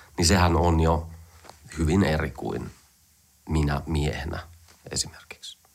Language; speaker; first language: Finnish; native; Finnish